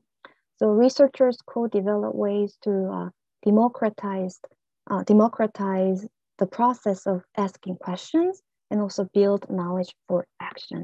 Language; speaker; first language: English; non-native, fluent; Korean